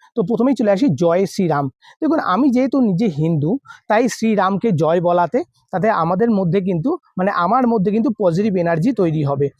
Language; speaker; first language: Bangla; native; Bangla